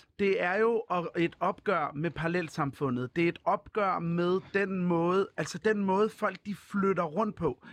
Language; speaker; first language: Danish; early bilingual, other home language; Arabic